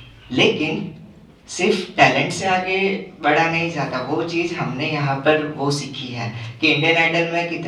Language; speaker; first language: Hindi; native; Hindi